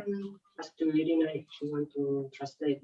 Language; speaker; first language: English; non-native, fluent; Spanish